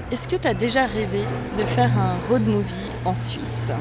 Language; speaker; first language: French; native; French